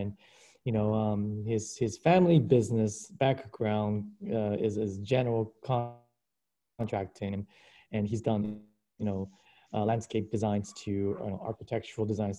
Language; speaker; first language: English; early bilingual, other home language; Japanese